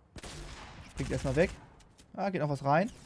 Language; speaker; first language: German; native; German